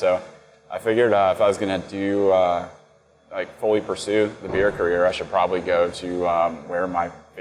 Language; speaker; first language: English; native; English